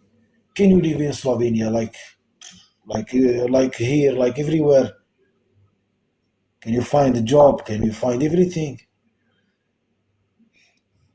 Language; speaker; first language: English; non-native, local second language; Arabic